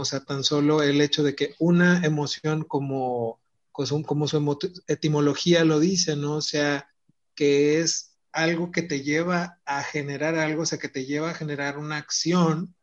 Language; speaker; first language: Spanish; native; Spanish